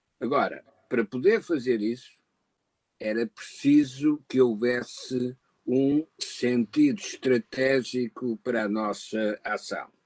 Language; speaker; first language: Portuguese; native; Portuguese